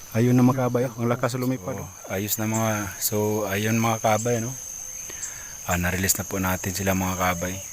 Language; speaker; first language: Filipino; non-native, local second language; Cebuano